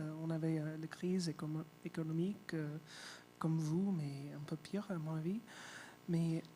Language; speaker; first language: French; non-native, fluent; English